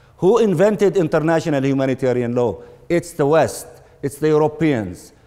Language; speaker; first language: English; non-native, fluent; Arabic